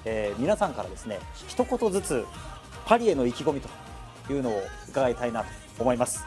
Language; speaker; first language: Japanese; native; Japanese